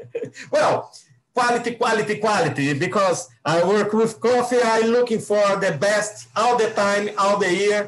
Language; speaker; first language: English; non-native, learner; Portuguese